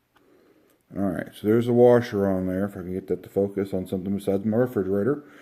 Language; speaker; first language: English; native; English